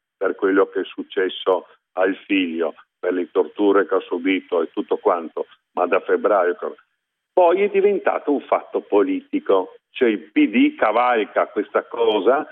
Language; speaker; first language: Italian; native; Italian